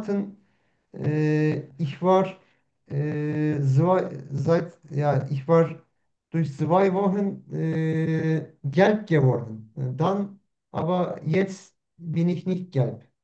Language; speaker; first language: German; non-native, learner; Turkish